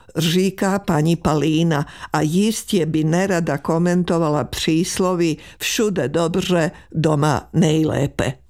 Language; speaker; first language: Czech; native; Czech